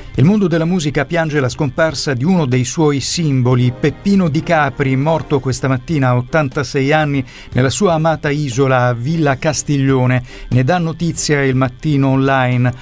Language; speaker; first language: Italian; native; Italian